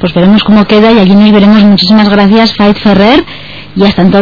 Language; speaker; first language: Spanish; native; Spanish